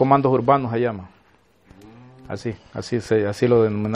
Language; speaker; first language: Spanish; native; Spanish